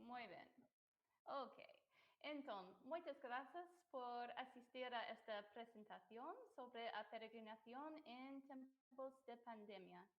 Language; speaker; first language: Spanish; non-native, fluent; English